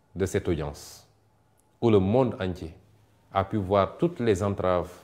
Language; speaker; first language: French; non-native, local second language; Wolof